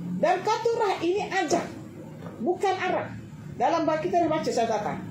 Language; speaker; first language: Malay; native; Malay